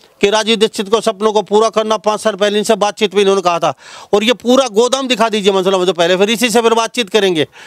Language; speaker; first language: Hindi; native; Hindi